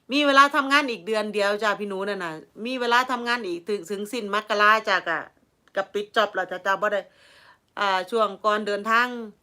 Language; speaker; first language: Thai; native; Thai